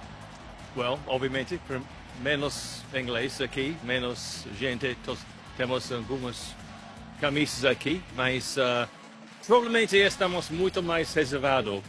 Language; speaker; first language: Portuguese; non-native, learner; English